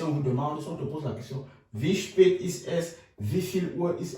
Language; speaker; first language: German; non-native, fluent; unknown